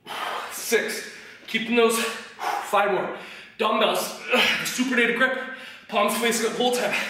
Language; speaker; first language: English; native; English